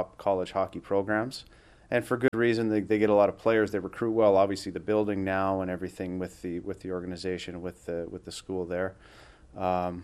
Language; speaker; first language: English; native; English